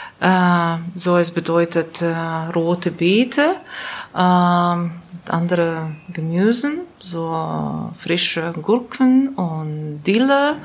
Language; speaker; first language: German; non-native, learner; Latvian